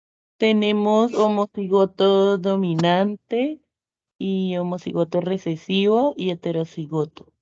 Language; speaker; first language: Spanish; native; Spanish